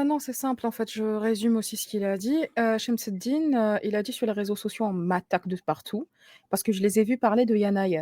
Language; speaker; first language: French; native; French